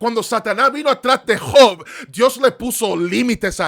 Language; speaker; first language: Spanish; early bilingual, heritage; Spanish